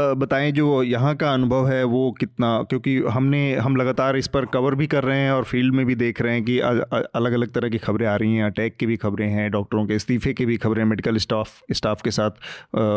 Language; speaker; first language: Hindi; native; Hindi